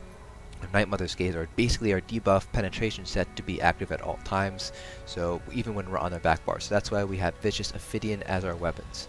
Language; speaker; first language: English; native; English